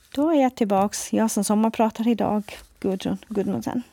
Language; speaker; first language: Swedish; non-native, fluent; Faroese